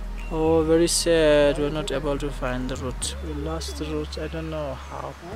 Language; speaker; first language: English; non-native, local second language; Nepali